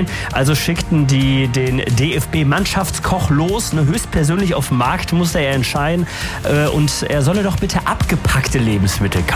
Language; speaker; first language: German; native; German